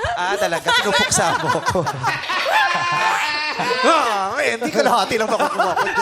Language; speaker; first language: Filipino; native; Filipino